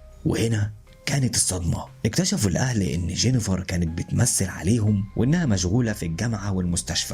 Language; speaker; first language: Arabic; native; Arabic